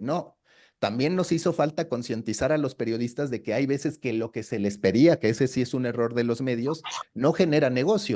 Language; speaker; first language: Spanish; native; Spanish